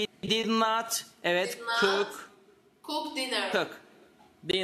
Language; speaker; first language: English; non-native, learner; Turkish